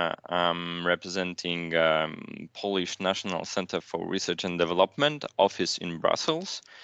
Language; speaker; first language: English; non-native, fluent; Polish